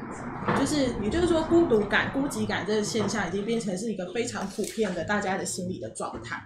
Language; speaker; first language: Chinese; native; Chinese